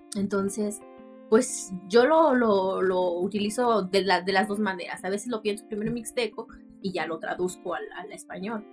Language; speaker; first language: Spanish; non-native, local second language; Mixtepec Mixtec